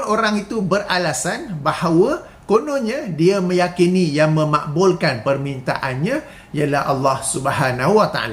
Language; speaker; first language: Malay; native; Malay